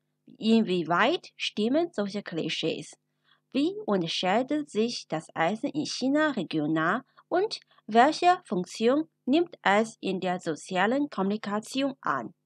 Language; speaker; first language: German; non-native, fluent; Chinese